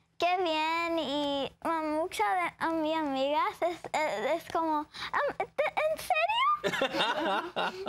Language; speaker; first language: Spanish; early bilingual, heritage; English